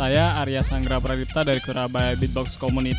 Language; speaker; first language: Indonesian; native; Indonesian